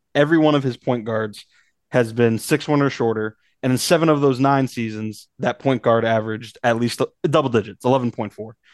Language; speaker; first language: English; native; English